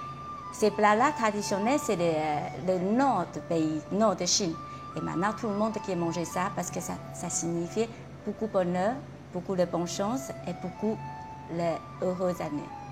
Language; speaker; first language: French; non-native, fluent; Chinese